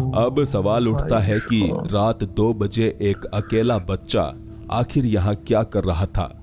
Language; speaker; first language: Hindi; native; Hindi